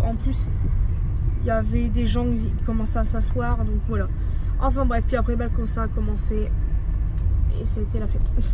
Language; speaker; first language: French; native; French